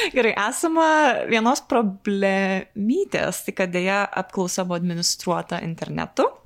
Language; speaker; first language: Lithuanian; native; Lithuanian